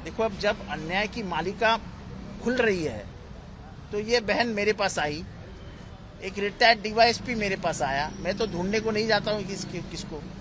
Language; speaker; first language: Hindi; non-native, local second language; Marathi